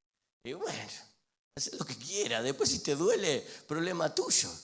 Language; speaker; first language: Spanish; native; Spanish